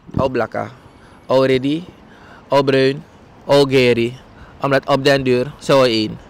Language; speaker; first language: Dutch; native; Dutch